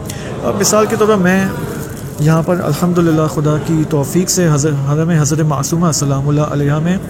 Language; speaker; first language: Urdu; native; Urdu